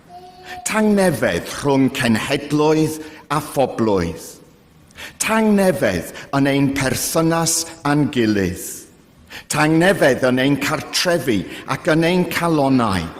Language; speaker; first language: Welsh; non-native, fluent; English